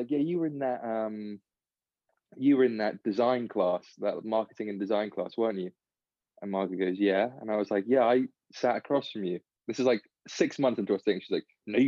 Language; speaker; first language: English; native; English